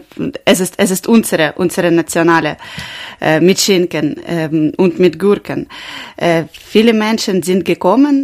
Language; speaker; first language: German; non-native, learner; Ukrainian